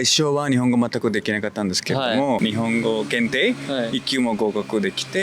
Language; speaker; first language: Japanese; non-native, fluent; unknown